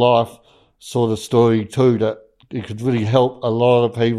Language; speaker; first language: English; native; English